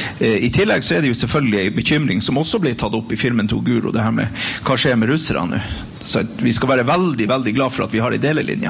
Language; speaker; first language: Norwegian; native; Norwegian